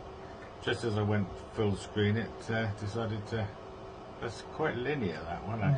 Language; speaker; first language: English; native; English